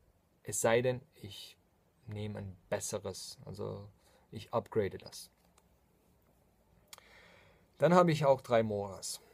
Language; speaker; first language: German; non-native, fluent; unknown